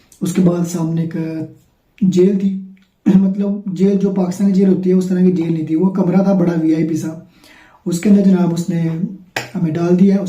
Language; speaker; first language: Urdu; non-native, local second language; Punjabi